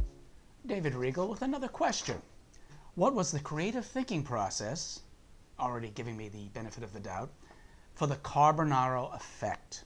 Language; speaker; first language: English; native; English